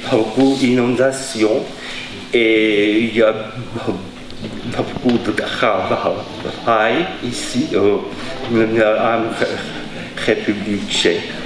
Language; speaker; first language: French; non-native, fluent; Czech